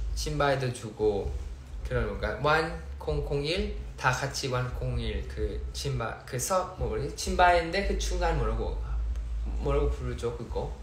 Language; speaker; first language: Korean; non-native, fluent; Thai